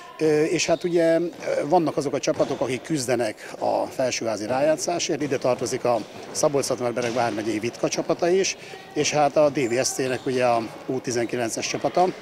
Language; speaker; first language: Hungarian; native; Hungarian